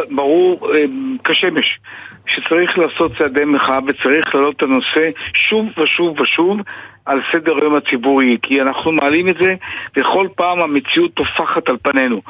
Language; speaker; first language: Hebrew; native; Hebrew